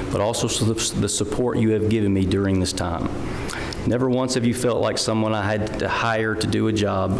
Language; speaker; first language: English; native; English